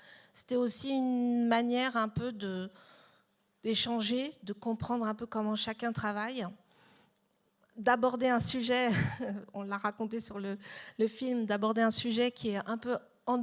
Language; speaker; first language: French; native; French